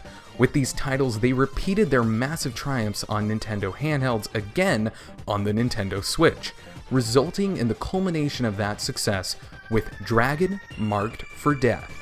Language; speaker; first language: English; native; English